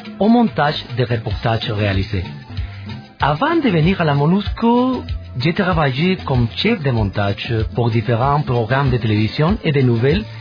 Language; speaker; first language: French; non-native, fluent; Spanish